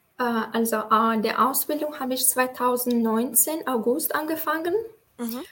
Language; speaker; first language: German; non-native, fluent; Tajik